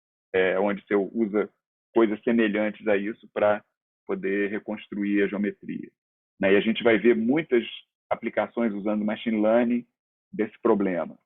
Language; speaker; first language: Portuguese; native; Portuguese